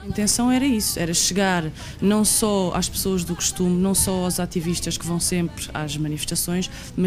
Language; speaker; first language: Portuguese; native; Portuguese